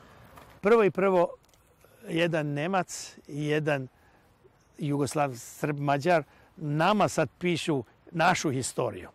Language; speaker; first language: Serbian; non-native, local second language; Hungarian